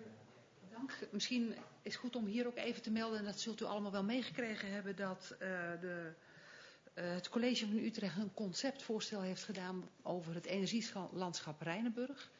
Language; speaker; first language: Dutch; native; Dutch